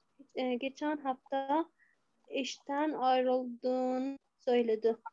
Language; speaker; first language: Turkish; non-native, fluent; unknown